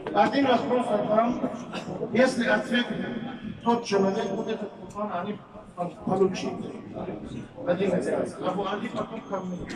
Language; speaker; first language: Russian; non-native, learner; Tajik